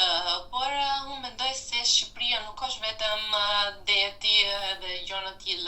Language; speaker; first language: Albanian; non-native, fluent; Italian